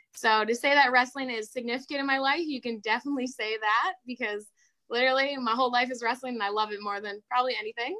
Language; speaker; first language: English; native; English